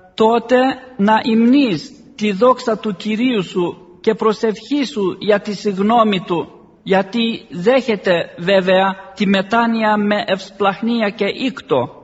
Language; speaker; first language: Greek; non-native, fluent; Arabic